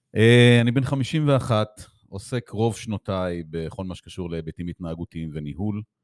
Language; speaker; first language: Hebrew; native; Hebrew